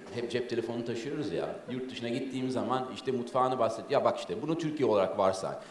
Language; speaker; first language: Turkish; native; Turkish